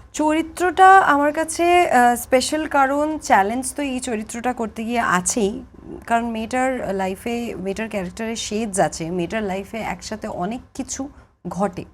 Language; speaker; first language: Bangla; native; Bangla